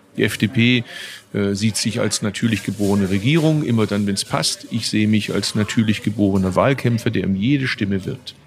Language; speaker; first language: German; early bilingual, other home language; Turkish